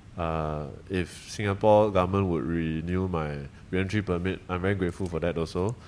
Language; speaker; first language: English; native; English